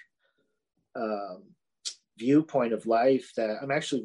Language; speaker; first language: English; native; English